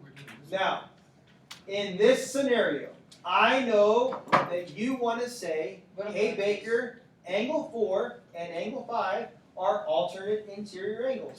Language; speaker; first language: English; native; English